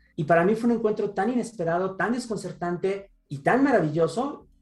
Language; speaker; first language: Spanish; native; Spanish